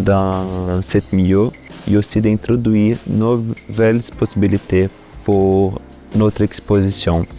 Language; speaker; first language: French; non-native, fluent; Portuguese